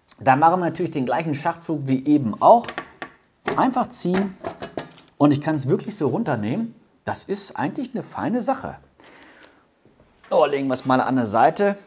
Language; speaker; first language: German; native; German